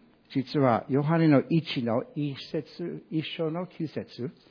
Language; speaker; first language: Japanese; non-native, fluent; English